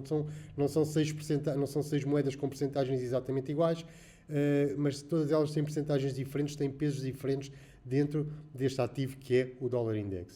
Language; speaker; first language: Portuguese; native; Portuguese